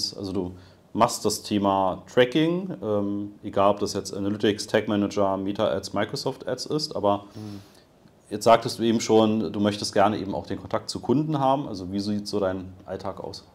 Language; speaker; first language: German; native; German